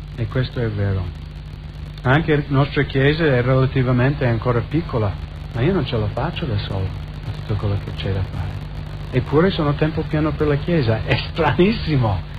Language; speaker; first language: Italian; non-native, fluent; English